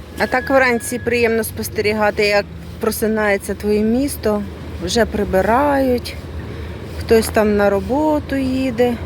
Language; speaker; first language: Ukrainian; non-native, local second language; Russian